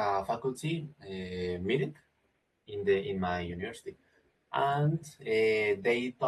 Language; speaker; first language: English; non-native, learner; Spanish